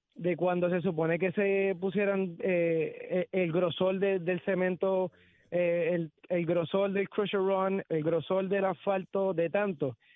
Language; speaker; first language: Spanish; native; Spanish